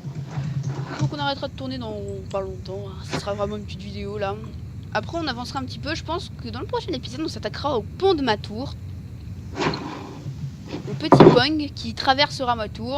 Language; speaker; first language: French; native; French